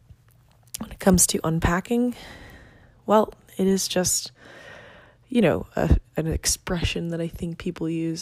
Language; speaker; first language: English; non-native, fluent; Spanish